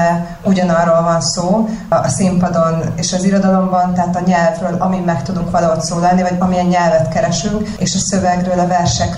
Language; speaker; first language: Hungarian; native; Hungarian